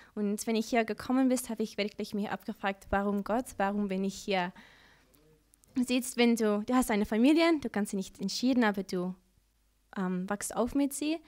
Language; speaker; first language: German; non-native, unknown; Dutch